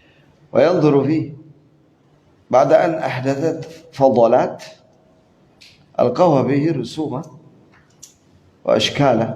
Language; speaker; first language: Arabic; non-native, fluent; Indonesian